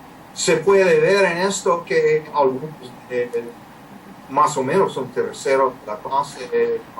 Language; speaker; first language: Spanish; non-native, learner; English